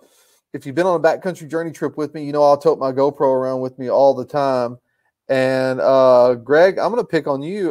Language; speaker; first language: English; native; English